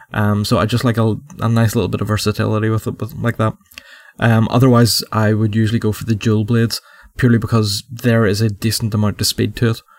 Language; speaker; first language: English; native; English